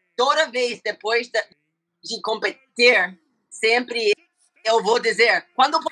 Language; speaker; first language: Portuguese; non-native, learner; English